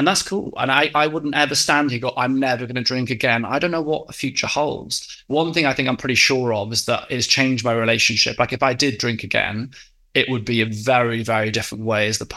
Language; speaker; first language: English; native; English